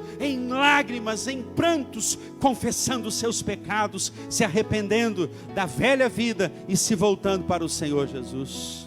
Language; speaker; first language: Portuguese; native; Portuguese